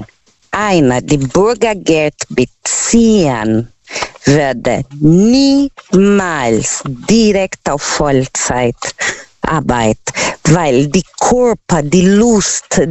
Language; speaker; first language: German; non-native, learner; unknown